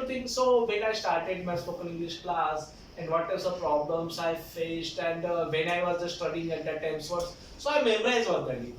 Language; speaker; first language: English; non-native, local second language; Marathi